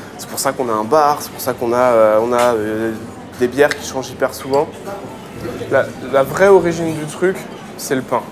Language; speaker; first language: French; native; French